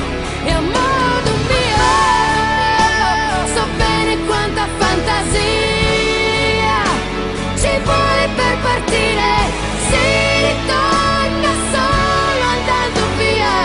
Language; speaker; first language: Italian; non-native, fluent; Russian